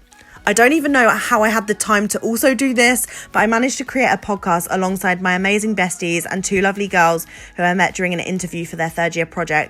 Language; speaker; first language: English; native; English